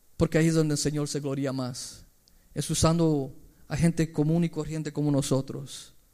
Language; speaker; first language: Spanish; early bilingual, heritage; Spanish